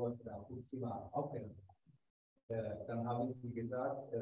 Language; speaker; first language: German; non-native, fluent; Japanese